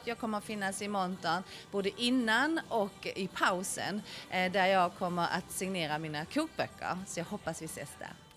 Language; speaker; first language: Swedish; early bilingual, other home language; Korean